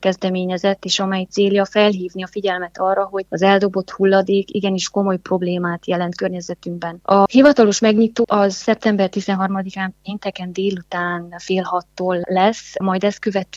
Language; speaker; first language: Hungarian; native; Hungarian